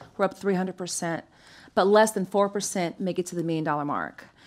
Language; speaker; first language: English; native; English